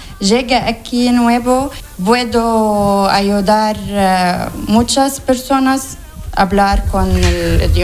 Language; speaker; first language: Spanish; non-native, learner; Arabic